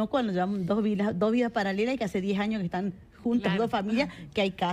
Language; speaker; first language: Spanish; native; Spanish